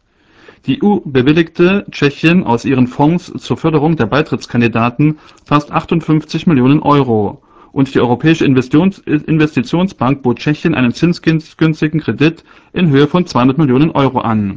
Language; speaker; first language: German; native; German